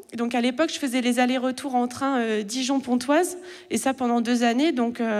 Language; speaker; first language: French; native; French